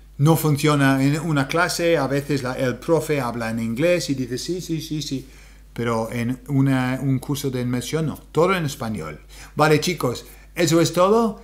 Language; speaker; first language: Spanish; non-native, fluent; English